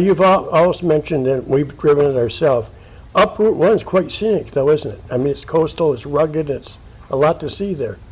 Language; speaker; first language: English; native; English